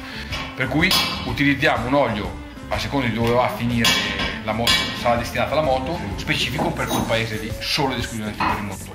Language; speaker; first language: Italian; native; Italian